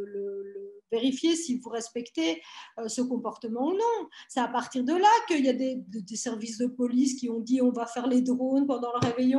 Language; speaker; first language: French; native; French